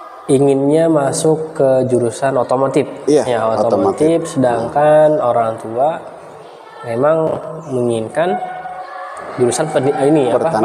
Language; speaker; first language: Indonesian; native; Indonesian